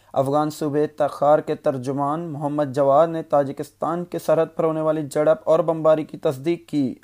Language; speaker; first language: Urdu; non-native, local second language; Baluchi